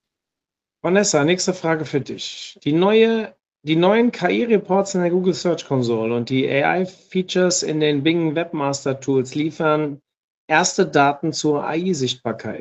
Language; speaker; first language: German; native; German